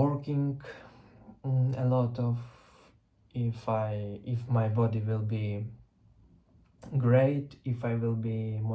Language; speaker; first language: English; non-native, learner; Russian